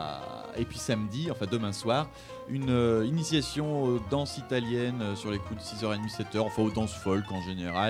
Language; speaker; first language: French; native; French